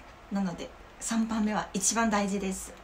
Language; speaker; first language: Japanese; non-native, learner; Chinese